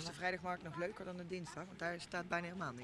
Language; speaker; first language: Dutch; native; Dutch